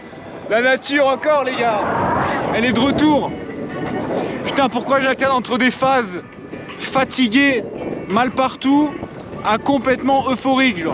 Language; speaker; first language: French; native; French